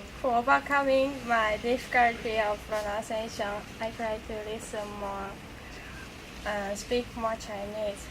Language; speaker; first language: English; non-native, learner; Japanese